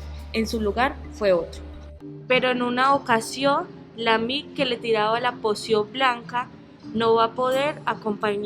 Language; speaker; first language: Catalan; non-native, learner; Spanish